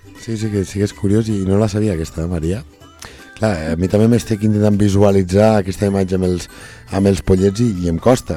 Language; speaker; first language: Catalan; native; Catalan